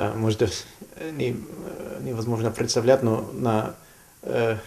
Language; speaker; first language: Russian; non-native, learner; German